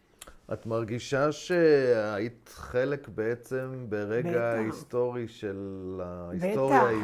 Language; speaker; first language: Hebrew; native; Hebrew